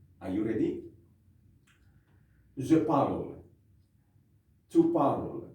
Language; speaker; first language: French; non-native, fluent; Indonesian